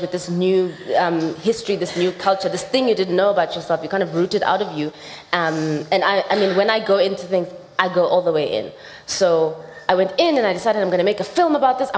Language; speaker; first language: English; non-native, local second language; Xhosa